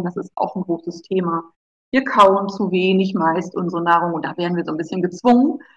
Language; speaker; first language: German; native; German